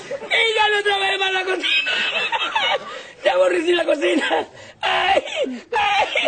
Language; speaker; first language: Spanish; native; Spanish